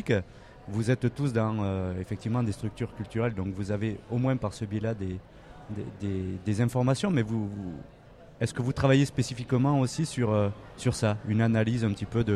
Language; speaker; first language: French; native; French